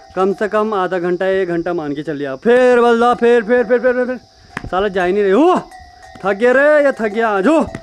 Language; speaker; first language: Hindi; native; Hindi